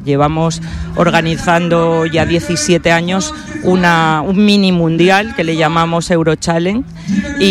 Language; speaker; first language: Spanish; native; Spanish